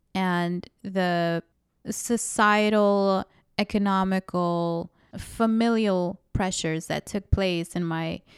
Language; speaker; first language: English; early bilingual, other home language; Spanish